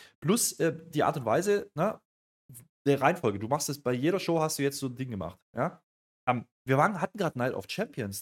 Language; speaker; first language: German; native; German